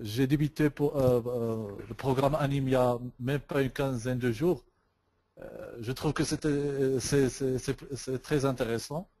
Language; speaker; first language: French; non-native, learner; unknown